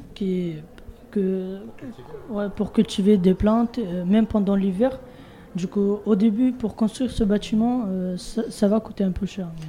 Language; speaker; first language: French; non-native, learner; Bangla